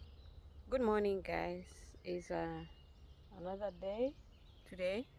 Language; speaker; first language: English; non-native, learner; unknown